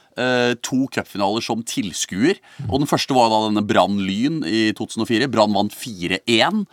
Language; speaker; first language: Norwegian; native; Norwegian